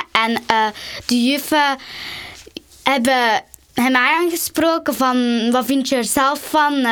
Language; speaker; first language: Dutch; early bilingual, other home language; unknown